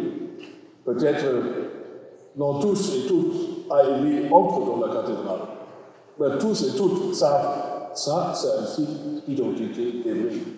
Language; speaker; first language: French; non-native, learner; German